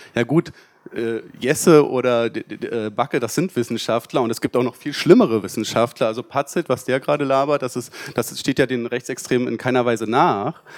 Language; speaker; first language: German; native; German